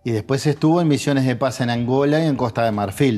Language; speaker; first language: Spanish; native; Spanish